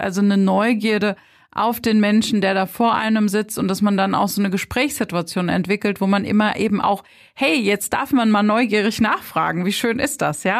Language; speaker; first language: German; native; German